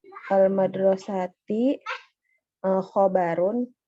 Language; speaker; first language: Arabic; non-native, learner; Indonesian